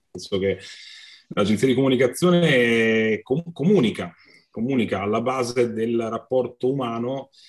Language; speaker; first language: Italian; native; Italian